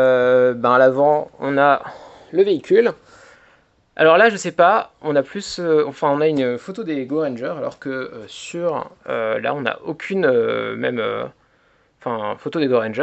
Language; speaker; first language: French; native; French